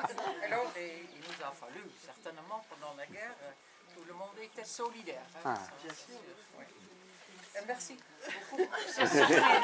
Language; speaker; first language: French; non-native, fluent; Dutch